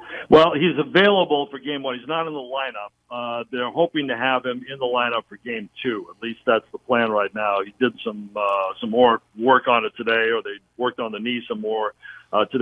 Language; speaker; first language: English; native; English